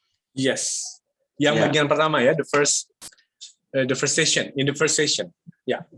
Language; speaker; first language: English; non-native, fluent; Indonesian